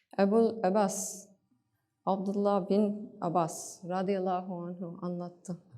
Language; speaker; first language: Turkish; non-native, fluent; English